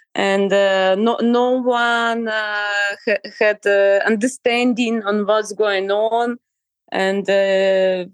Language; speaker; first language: English; non-native, fluent; Ukrainian